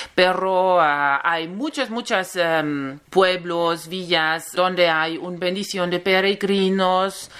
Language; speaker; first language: Spanish; non-native, learner; German